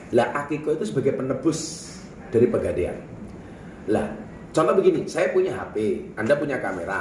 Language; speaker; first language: Indonesian; native; Indonesian